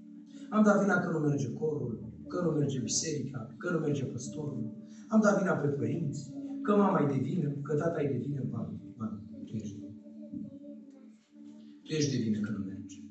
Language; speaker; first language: Romanian; native; Romanian